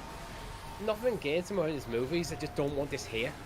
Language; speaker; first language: English; native; English